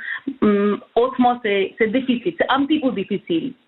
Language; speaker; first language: French; non-native, learner; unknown